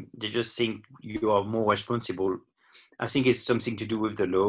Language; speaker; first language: English; non-native, fluent; French